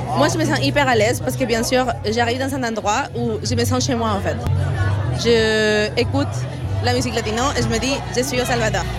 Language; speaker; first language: French; non-native, fluent; Spanish